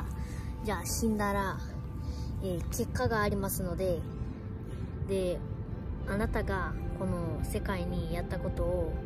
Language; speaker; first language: Japanese; early bilingual, other home language; Portuguese